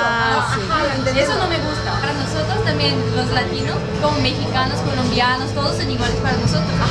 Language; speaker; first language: Spanish; non-native, learner; Korean